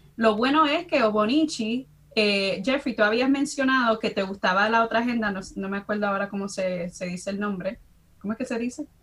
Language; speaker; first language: Spanish; early bilingual, heritage; Spanish